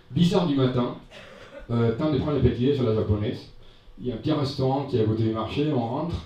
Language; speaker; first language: French; non-native, fluent; Spanish